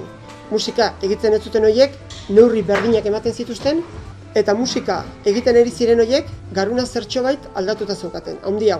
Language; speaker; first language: Basque; native; Basque